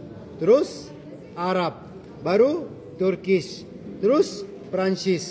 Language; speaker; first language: Indonesian; non-native, fluent; Arabic